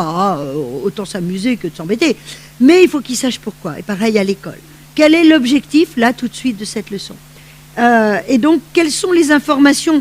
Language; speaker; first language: French; native; French